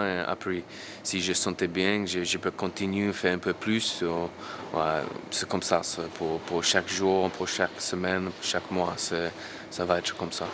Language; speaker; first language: French; non-native, learner; English